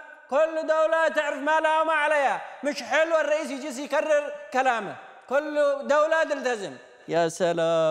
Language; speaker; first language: Arabic; native; Arabic